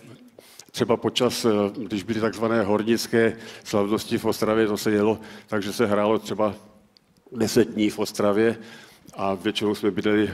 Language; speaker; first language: Czech; native; Czech